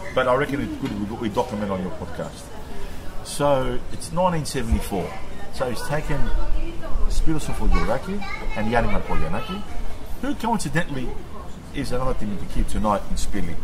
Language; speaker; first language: English; early bilingual, other home language; Greek